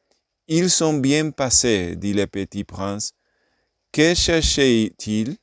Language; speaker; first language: French; non-native, learner; English